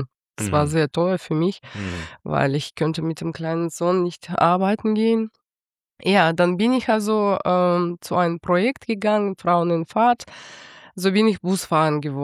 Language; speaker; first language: German; non-native, fluent; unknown